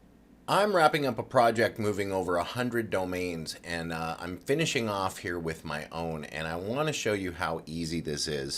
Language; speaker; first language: English; native; English